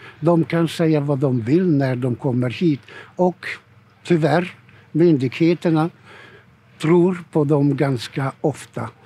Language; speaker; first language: Swedish; non-native, fluent; Hungarian